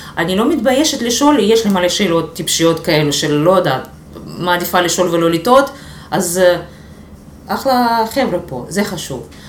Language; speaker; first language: Hebrew; non-native, fluent; Russian